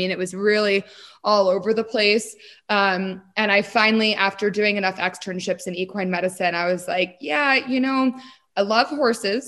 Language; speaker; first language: English; native; English